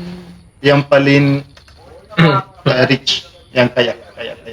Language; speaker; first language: Indonesian; non-native, learner; Malagasy